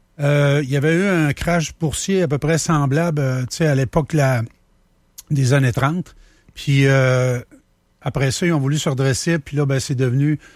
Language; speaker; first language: French; native; French